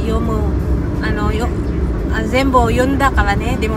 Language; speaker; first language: Japanese; non-native, learner; Waray